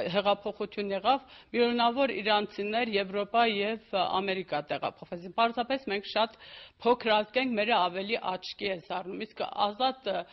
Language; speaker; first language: Armenian; early bilingual, heritage; Armenian